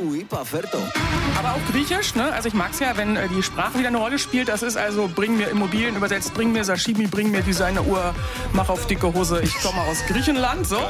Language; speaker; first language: German; native; German